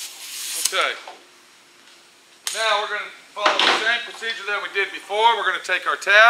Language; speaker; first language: English; native; English